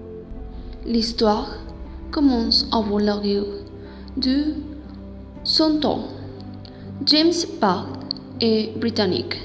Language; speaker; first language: French; non-native, learner; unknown